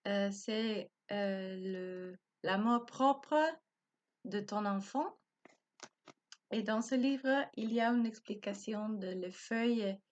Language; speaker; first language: French; non-native, learner; Spanish